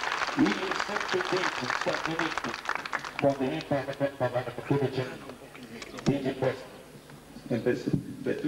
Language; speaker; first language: Italian; early bilingual, heritage; English